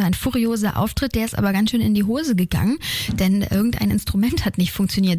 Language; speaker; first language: German; native; German